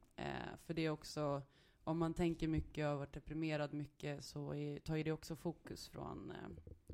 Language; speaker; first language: Swedish; early bilingual, other home language; Serbian